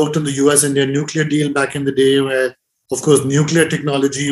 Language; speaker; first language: English; non-native, local second language; Hindi